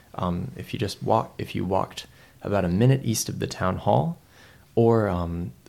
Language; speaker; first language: English; native; English